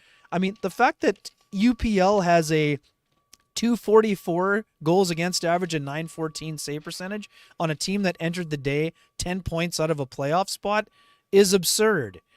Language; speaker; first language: English; native; English